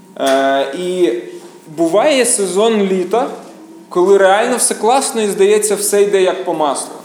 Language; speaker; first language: Ukrainian; native; Ukrainian